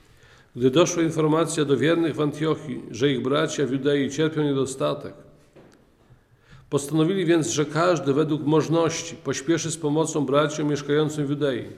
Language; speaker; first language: Polish; native; Polish